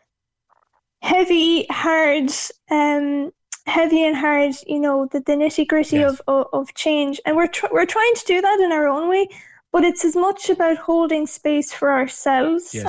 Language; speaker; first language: English; native; English